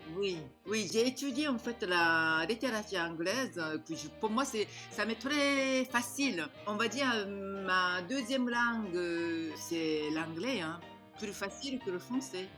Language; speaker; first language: French; non-native, fluent; Japanese